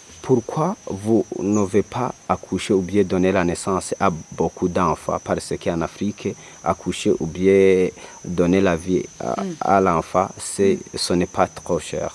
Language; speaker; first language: French; non-native, local second language; Rundi